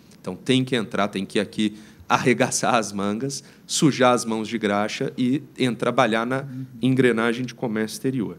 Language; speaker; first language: Portuguese; native; Portuguese